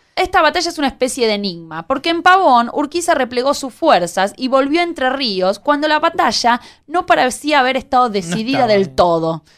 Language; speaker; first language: Spanish; native; Spanish